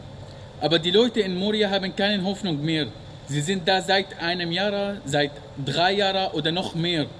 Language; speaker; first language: German; non-native, learner; Arabic